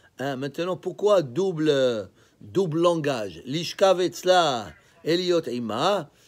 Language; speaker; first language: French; native; French